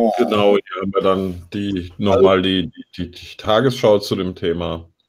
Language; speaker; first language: German; native; German